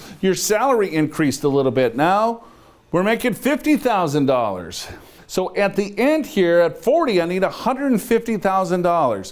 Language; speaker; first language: English; native; English